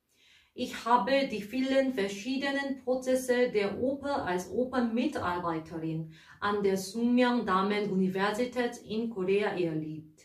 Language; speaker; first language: German; non-native, learner; Korean